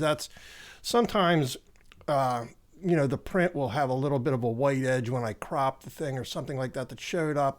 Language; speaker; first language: English; native; English